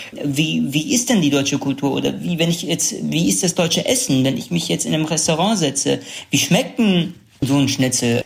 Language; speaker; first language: German; early bilingual, other home language; Kurdish